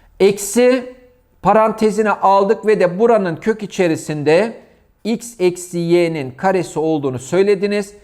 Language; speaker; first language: Turkish; native; Turkish